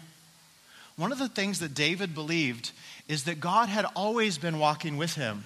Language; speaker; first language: English; native; English